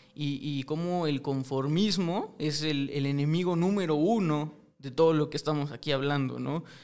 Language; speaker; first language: Spanish; native; Spanish